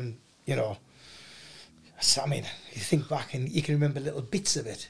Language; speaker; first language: English; native; English